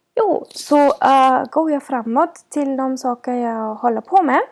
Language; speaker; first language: Swedish; non-native, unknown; German